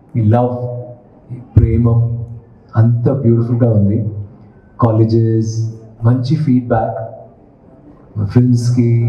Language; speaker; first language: Telugu; non-native, learner; Tamil